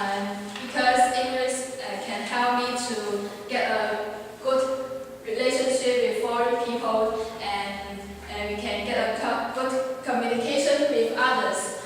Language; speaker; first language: English; non-native, learner; Chinese